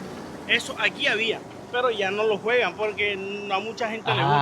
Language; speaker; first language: Spanish; native; Spanish